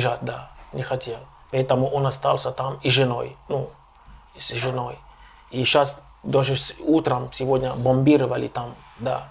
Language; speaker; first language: Russian; non-native, local second language; Ukrainian